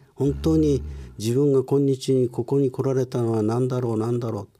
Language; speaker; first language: Japanese; native; Japanese